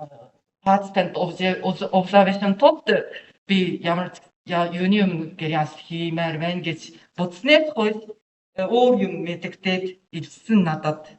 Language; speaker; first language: Mongolian; non-native, learner; Japanese